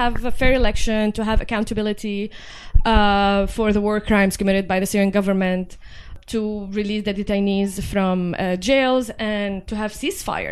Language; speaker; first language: English; non-native, fluent; Arabic